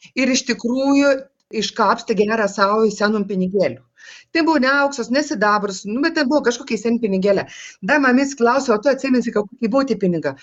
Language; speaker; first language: Lithuanian; native; Lithuanian